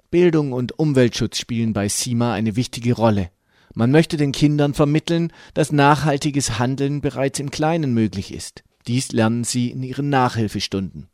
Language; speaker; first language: German; native; German